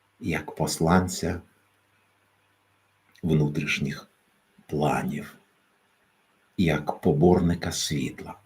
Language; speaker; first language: Ukrainian; native; Ukrainian